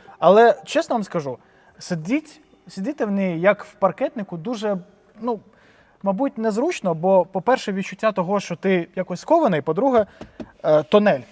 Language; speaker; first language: Ukrainian; non-native, local second language; Russian